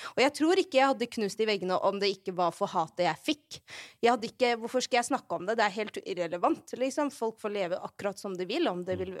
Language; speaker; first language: Norwegian; early bilingual, other home language; Arabic